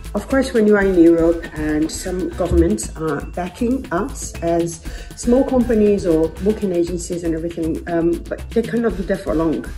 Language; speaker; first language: English; non-native, fluent; Portuguese